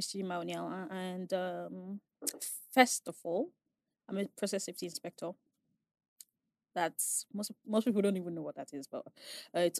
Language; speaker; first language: English; non-native, local second language; Igbo